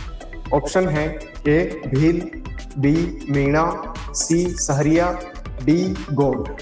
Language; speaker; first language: Hindi; native; Hindi